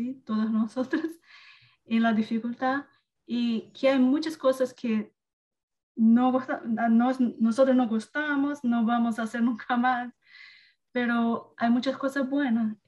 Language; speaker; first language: Spanish; non-native, learner; Portuguese